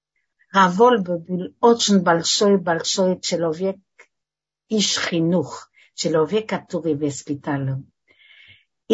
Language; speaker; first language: Russian; non-native, fluent; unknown